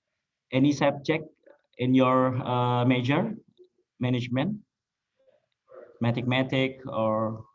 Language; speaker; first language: English; non-native, learner; Indonesian